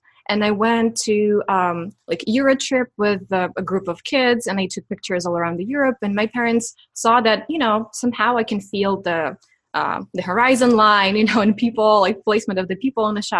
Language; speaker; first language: English; non-native, fluent; Ukrainian